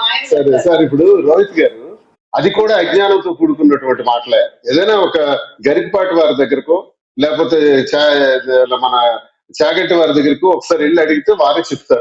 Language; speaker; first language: Telugu; native; Telugu